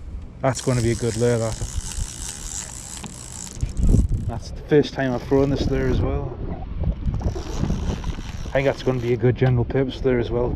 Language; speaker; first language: English; native; English